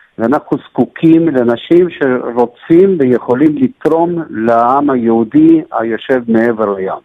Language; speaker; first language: Hebrew; early bilingual, other home language; Spanish